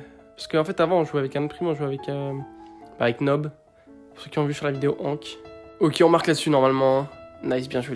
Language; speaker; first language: French; native; French